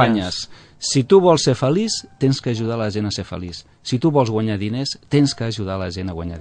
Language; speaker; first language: Catalan; native; Catalan